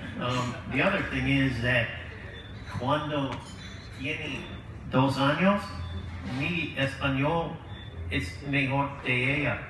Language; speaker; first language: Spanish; non-native, learner; English